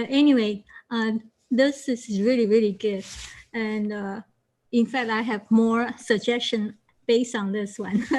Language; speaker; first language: English; non-native, fluent; Chinese